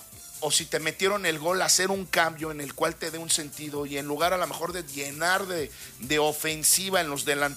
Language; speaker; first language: Spanish; native; Spanish